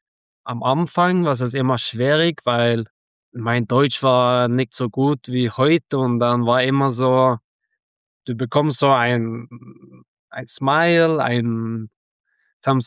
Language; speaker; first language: German; non-native, learner; Norwegian